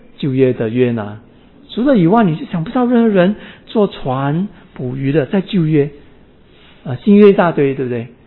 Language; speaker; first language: Chinese; native; Chinese